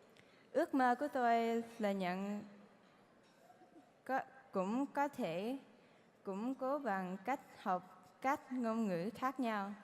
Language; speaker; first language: Vietnamese; early bilingual, heritage; Vietnamese